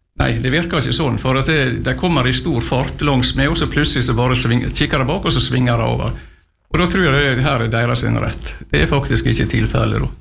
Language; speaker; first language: Norwegian; native; Norwegian